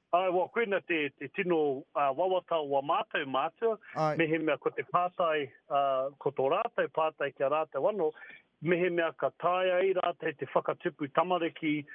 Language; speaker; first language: Māori; native; Māori